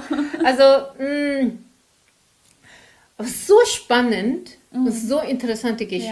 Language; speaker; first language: German; non-native, learner; Korean